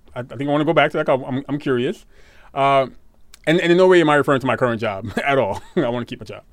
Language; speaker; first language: English; native; English